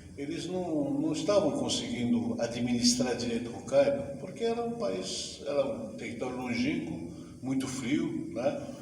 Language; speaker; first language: Portuguese; early bilingual, other home language; Japanese